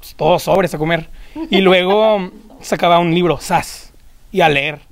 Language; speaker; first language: Spanish; early bilingual, heritage; Spanish